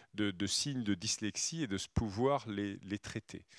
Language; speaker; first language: French; native; French